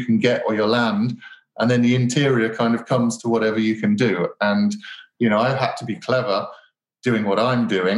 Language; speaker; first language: English; native; English